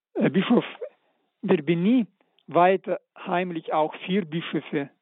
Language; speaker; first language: German; early bilingual, other home language; Russian